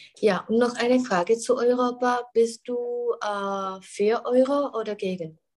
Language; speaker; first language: German; non-native, fluent; Czech